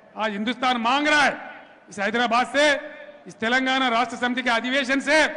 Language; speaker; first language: Hindi; non-native, local second language; Telugu